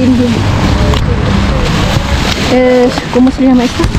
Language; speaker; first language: Spanish; non-native, learner; Filipino